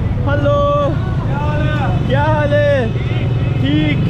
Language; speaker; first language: Russian; non-native, learner; Pashto